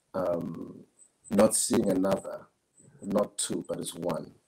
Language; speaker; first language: English; non-native, local second language; Zulu